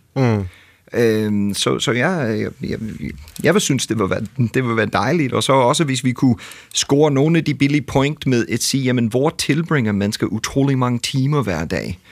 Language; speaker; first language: Danish; non-native, fluent; English